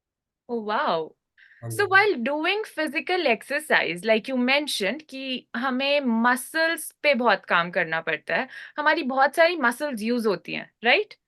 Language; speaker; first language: Hindi; native; Hindi